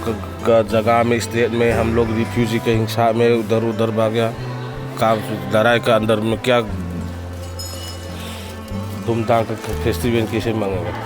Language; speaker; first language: Hindi; non-native, local second language; Manipuri